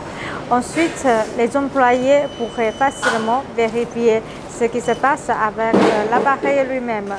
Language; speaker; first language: French; non-native, learner; Chinese